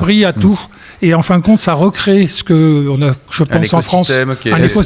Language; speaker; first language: French; native; French